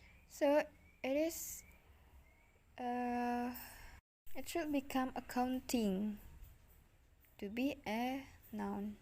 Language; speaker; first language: English; non-native, learner; Indonesian